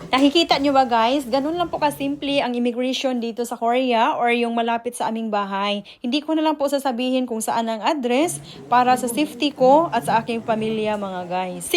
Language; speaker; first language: Filipino; non-native, local second language; Cebuano